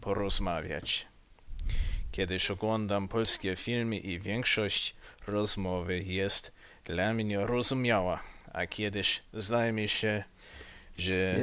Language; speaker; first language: Polish; non-native, learner; English